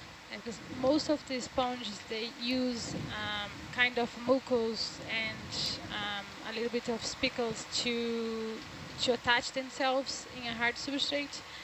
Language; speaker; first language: English; non-native, fluent; Portuguese